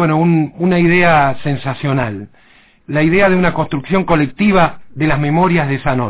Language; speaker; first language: Spanish; native; Spanish